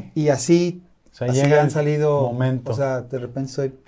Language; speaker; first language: Spanish; native; Spanish